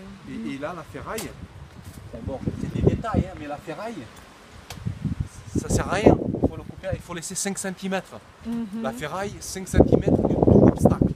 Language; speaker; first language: French; native; French